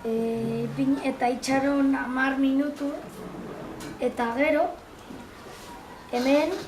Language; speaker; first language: Basque; non-native, local second language; Spanish